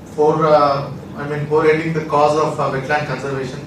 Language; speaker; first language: English; non-native, local second language; Telugu